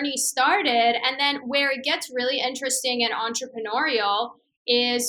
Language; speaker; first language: English; non-native, fluent; Persian